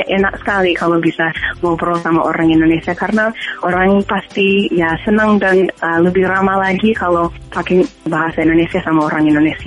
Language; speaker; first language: Indonesian; non-native, fluent; English